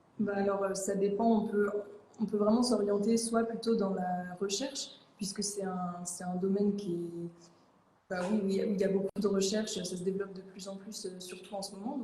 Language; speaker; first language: French; native; French